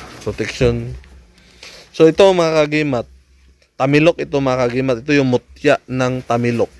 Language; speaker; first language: Filipino; non-native, local second language; Cebuano